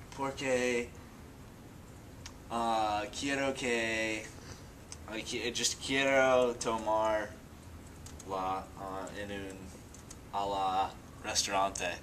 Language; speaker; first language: Spanish; non-native, learner; English